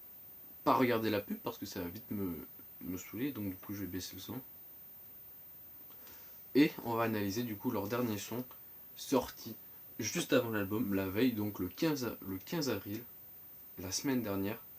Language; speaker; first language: French; native; French